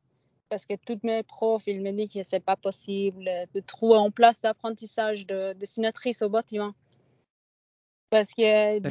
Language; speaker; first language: French; non-native, learner; Persian